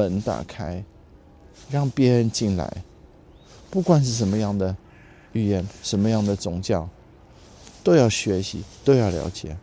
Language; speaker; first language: Chinese; non-native, fluent; Dutch